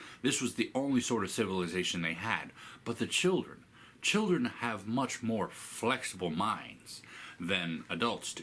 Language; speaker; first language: English; native; English